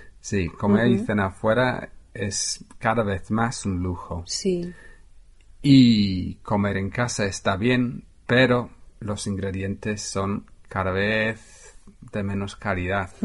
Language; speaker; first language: Spanish; non-native, fluent; English